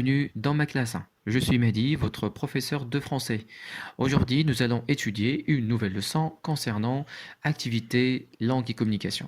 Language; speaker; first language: French; non-native, local second language; Arabic